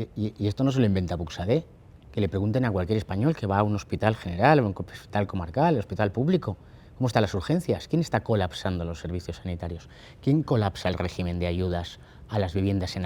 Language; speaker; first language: Spanish; native; Spanish